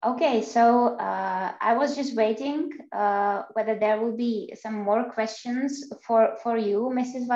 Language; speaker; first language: English; non-native, fluent; Czech